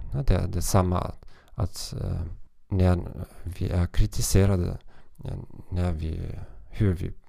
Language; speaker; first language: Swedish; non-native, learner; German